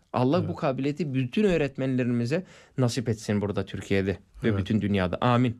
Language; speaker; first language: Turkish; non-native, fluent; English